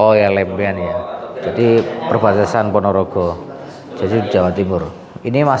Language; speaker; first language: Indonesian; native; Indonesian